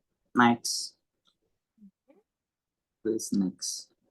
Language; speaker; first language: English; non-native, learner; Indonesian